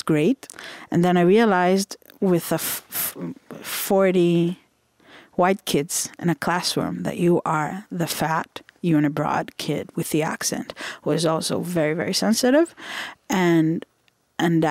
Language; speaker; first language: English; non-native, fluent; Hebrew